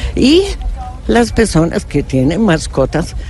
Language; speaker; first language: Spanish; non-native, fluent; German